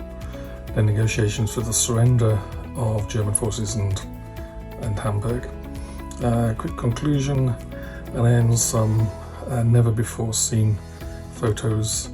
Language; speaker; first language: English; native; English